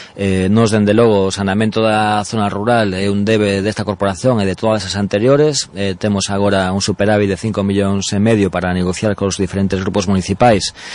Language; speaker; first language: Galician; native; Galician